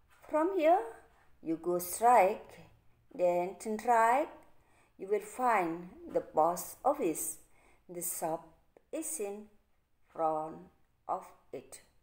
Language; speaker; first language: English; non-native, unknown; Indonesian